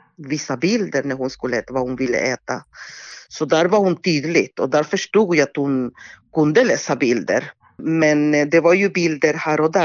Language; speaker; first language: Swedish; non-native, fluent; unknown